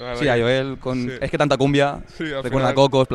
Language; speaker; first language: Spanish; native; Spanish